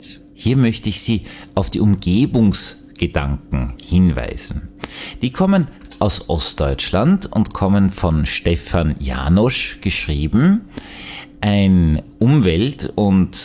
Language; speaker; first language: German; native; German